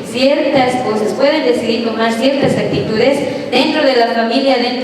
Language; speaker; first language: Spanish; native; Spanish